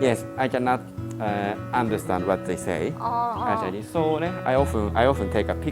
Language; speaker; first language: English; non-native, learner; Japanese